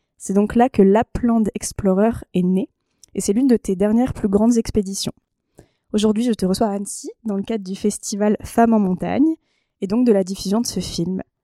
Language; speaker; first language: French; native; French